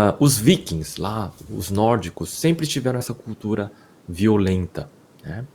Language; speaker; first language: Portuguese; non-native, fluent; Korean